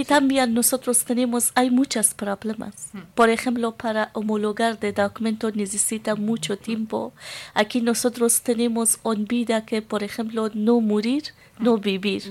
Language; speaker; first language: Spanish; non-native, learner; Persian